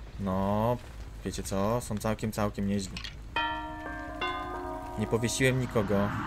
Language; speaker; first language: Polish; native; Polish